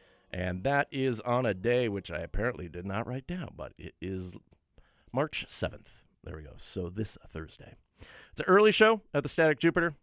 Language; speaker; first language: English; native; English